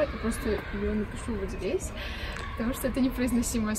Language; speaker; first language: Russian; native; Russian